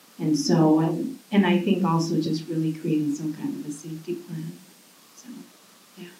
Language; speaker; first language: English; early bilingual, other home language; Spanish